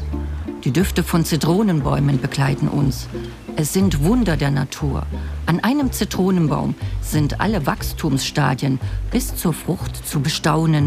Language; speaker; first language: German; native; German